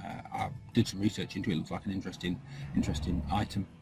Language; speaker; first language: English; native; English